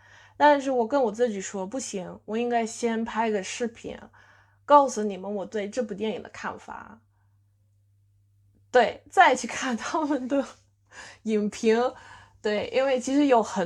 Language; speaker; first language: Chinese; non-native, fluent; English